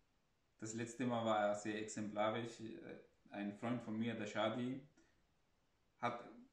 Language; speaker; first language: German; non-native, fluent; Arabic